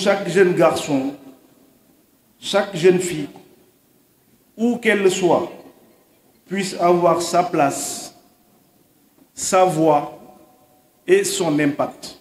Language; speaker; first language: French; non-native, local second language; Wolof